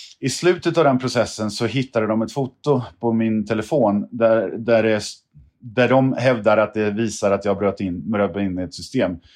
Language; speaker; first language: Swedish; native; Swedish